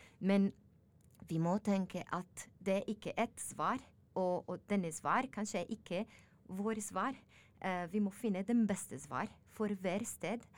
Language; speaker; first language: Norwegian; non-native, learner; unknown